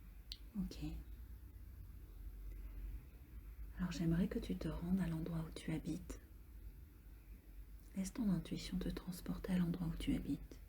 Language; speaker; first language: French; native; French